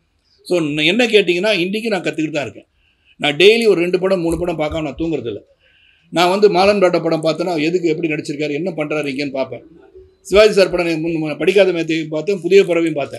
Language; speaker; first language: Tamil; native; Tamil